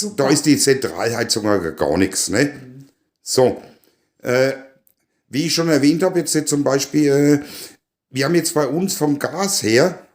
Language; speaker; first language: German; native; German